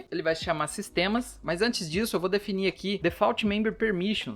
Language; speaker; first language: Portuguese; native; Portuguese